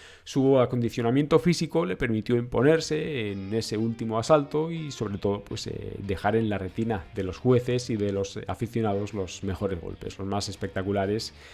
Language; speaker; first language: Spanish; native; Spanish